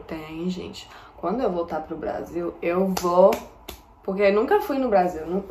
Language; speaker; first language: Portuguese; non-native, fluent; English